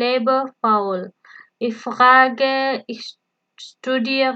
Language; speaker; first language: German; non-native, fluent; Indonesian